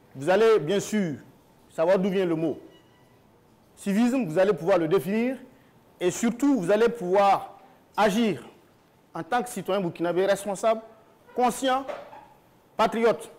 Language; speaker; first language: French; non-native, local second language; Mossi